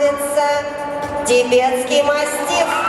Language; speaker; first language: Russian; native; Russian